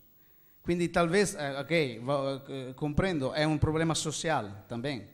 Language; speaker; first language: Portuguese; non-native, learner; Italian